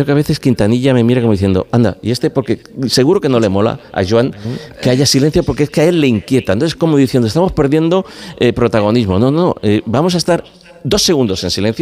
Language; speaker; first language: Spanish; native; Spanish